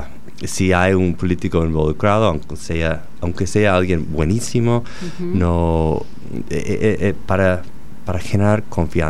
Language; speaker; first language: Spanish; non-native, fluent; English